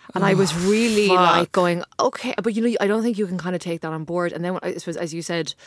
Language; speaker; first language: English; native; English